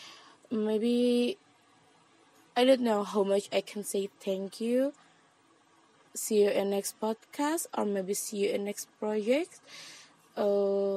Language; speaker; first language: English; non-native, learner; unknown